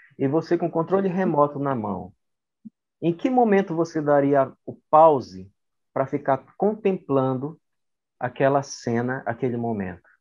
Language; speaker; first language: Portuguese; native; Portuguese